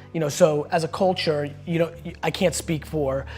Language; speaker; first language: English; early bilingual, other home language; Russian